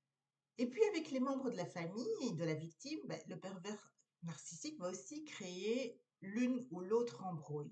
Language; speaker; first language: French; native; French